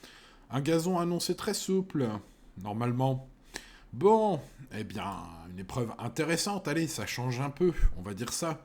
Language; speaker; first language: French; native; French